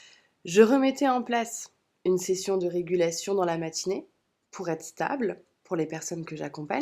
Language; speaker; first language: French; native; French